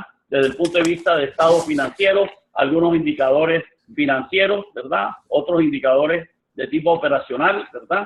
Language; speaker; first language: Spanish; native; Spanish